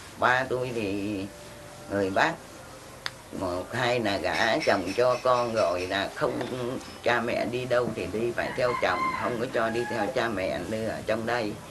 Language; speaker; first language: Vietnamese; early bilingual, heritage; Vietnamese